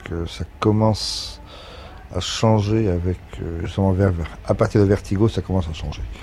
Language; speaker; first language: French; native; French